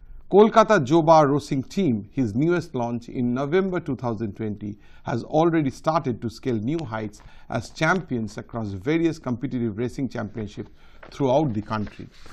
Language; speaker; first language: English; non-native, local second language; Bangla